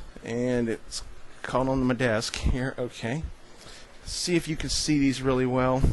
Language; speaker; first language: English; native; English